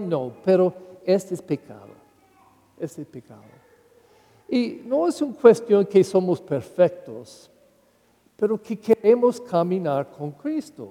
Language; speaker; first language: Spanish; non-native, learner; English